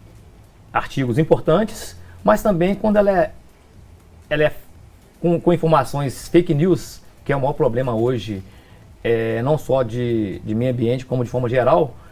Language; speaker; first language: Portuguese; native; Portuguese